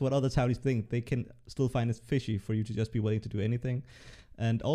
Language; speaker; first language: English; non-native, fluent; Danish